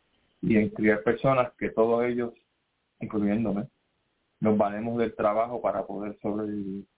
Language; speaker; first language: Spanish; native; Spanish